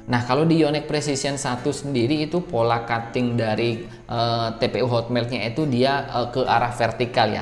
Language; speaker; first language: Indonesian; native; Indonesian